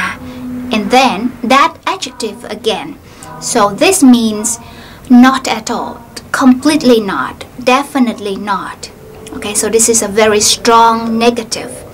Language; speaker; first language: English; non-native, fluent; Vietnamese